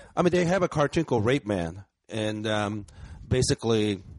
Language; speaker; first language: English; early bilingual, other home language; Japanese